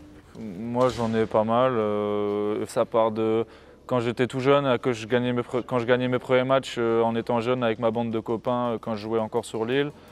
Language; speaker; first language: French; native; French